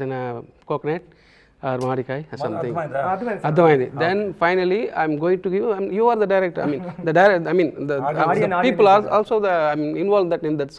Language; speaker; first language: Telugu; non-native, local second language; Tamil